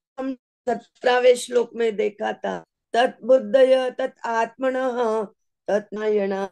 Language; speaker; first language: Hindi; non-native, local second language; Marathi